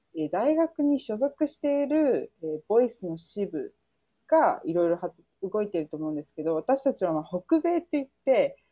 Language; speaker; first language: Japanese; early bilingual, heritage; Japanese